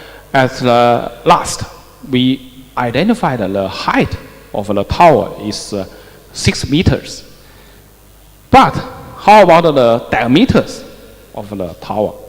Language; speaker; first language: English; non-native, fluent; Chinese